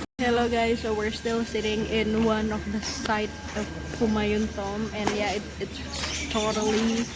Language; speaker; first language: English; non-native, learner; Indonesian